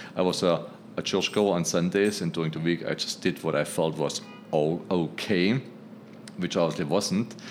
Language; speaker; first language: English; non-native, fluent; German